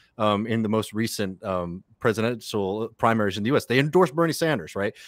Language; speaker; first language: English; native; English